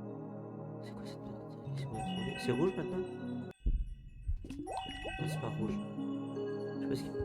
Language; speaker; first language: French; native; French